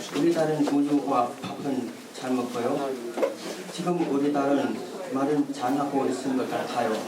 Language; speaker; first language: Korean; non-native, learner; Vietnamese